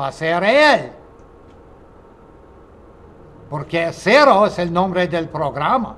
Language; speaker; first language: Spanish; non-native, fluent; English